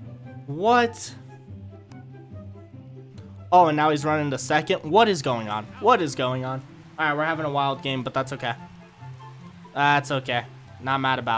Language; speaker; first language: English; native; English